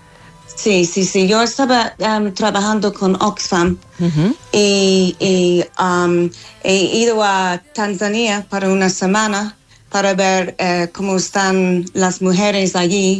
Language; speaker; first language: Spanish; non-native, fluent; English